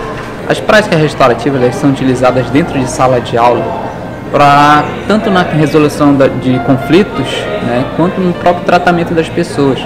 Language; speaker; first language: Portuguese; native; Portuguese